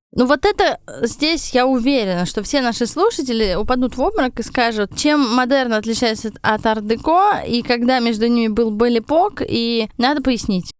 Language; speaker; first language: Russian; native; Russian